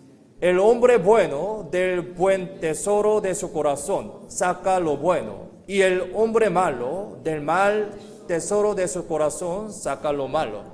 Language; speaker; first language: Spanish; non-native, learner; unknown